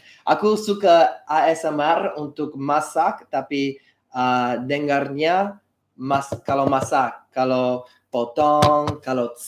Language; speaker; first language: Indonesian; non-native, learner; English